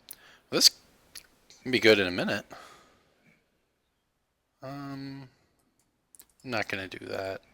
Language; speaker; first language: English; native; English